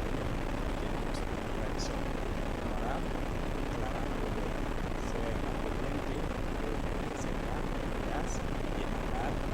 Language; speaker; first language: Spanish; non-native, fluent; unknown